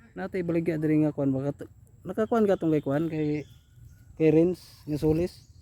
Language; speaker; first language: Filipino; non-native, local second language; Cebuano